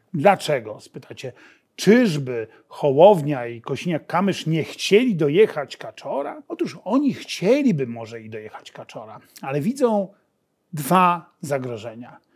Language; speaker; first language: Polish; native; Polish